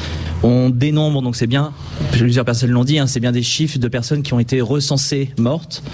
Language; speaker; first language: French; native; French